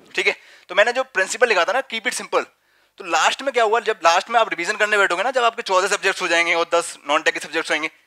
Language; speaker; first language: Hindi; native; Hindi